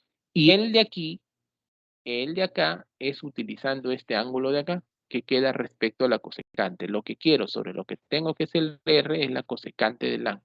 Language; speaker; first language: Spanish; native; Spanish